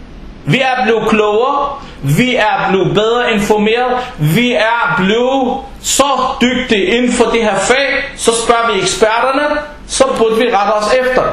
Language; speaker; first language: Danish; non-native, fluent; Arabic